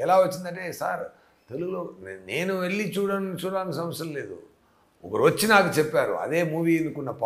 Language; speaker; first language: Telugu; non-native, learner; Tamil